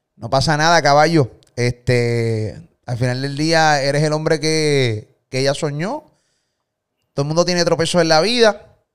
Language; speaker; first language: Spanish; native; Spanish